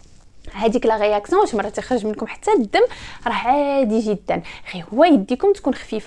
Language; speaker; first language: Arabic; native; Arabic